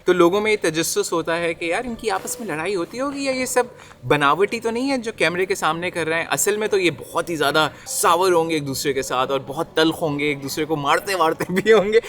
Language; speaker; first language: Urdu; native; Urdu